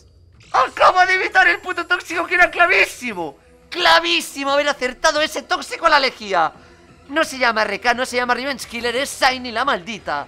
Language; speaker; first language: Spanish; native; Spanish